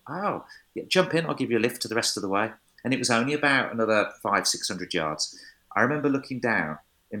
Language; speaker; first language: English; native; English